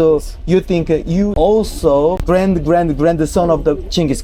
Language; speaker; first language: English; non-native, learner; Korean